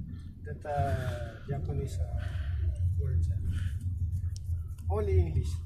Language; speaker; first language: English; non-native, local second language; Filipino